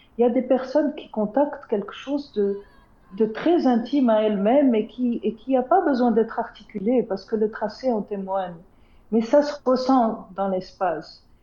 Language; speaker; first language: French; non-native, local second language; Arabic